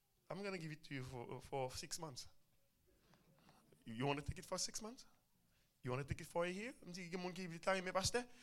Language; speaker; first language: English; non-native, fluent; Haitian Creole